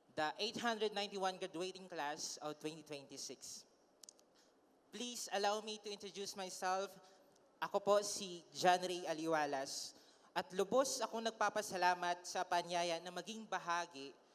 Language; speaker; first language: Filipino; non-native, local second language; Hiligaynon